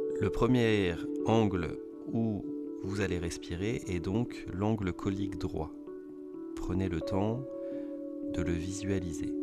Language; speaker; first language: French; native; French